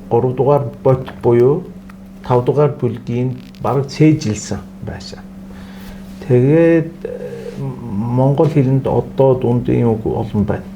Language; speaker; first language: Mongolian; non-native, fluent; Turkish